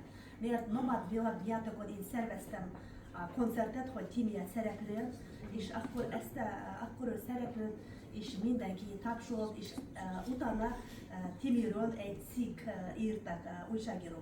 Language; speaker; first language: Hungarian; non-native, learner; Kazakh